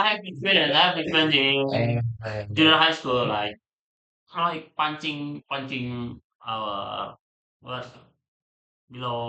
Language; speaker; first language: English; non-native, learner; Indonesian